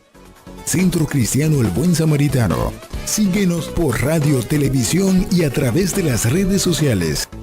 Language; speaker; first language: Spanish; native; Spanish